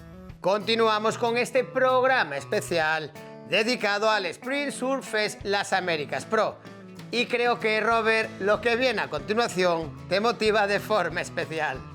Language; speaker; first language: Spanish; native; Spanish